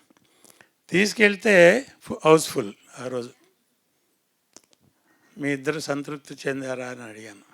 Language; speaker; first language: Telugu; native; Telugu